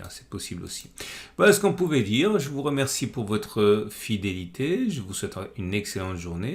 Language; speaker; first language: French; native; French